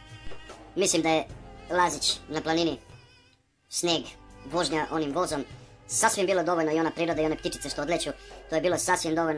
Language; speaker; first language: Serbian; native; Serbian